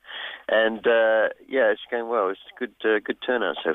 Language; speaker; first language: English; native; English